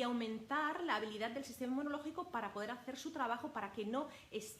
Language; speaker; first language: Spanish; native; Spanish